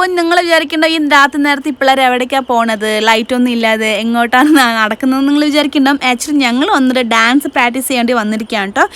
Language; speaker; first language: Malayalam; non-native, fluent; Nepali